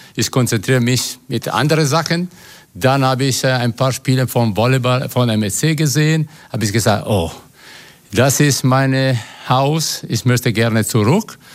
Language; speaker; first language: German; non-native, fluent; Italian